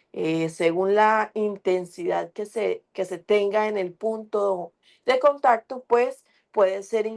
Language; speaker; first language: Spanish; native; Spanish